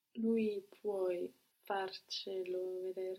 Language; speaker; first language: Italian; non-native, learner; English